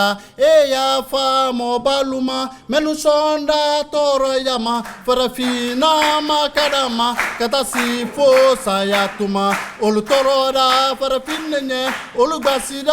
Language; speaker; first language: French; non-native, local second language; Mandingo